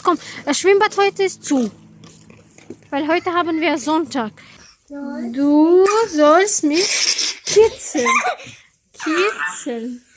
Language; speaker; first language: German; non-native, fluent; Tajik